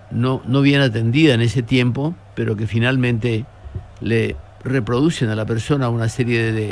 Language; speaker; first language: Spanish; native; Spanish